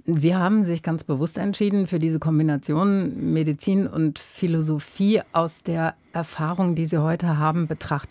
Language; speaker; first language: German; native; German